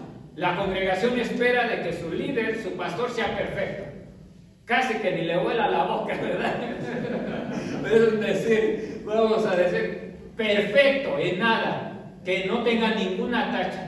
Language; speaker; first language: Spanish; native; Spanish